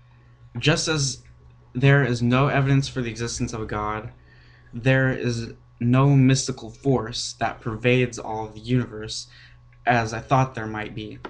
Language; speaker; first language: English; native; English